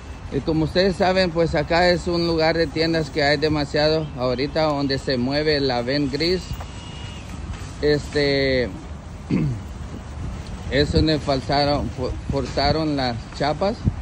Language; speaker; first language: Spanish; native; Spanish